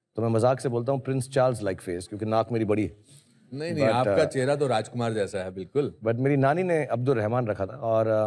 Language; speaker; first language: Hindi; native; Hindi